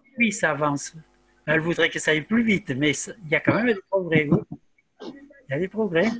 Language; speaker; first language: French; native; French